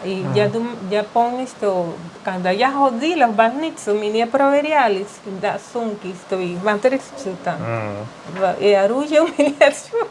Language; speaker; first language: Russian; non-native, learner; Spanish